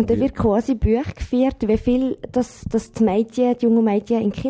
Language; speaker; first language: German; native; German